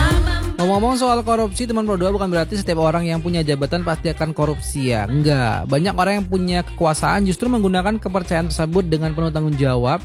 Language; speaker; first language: Indonesian; native; Indonesian